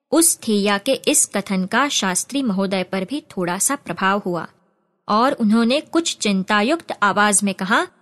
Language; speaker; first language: Hindi; non-native, local second language; Marathi